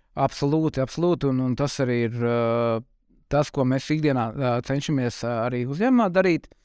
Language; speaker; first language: Latvian; native; Latvian